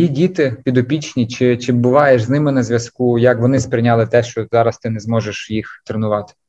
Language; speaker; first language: Ukrainian; native; Ukrainian